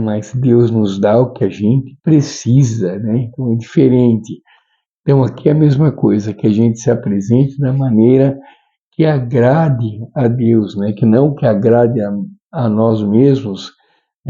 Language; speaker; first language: Portuguese; native; Portuguese